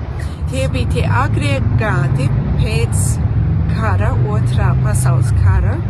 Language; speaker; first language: Latvian; early bilingual, heritage; Latvian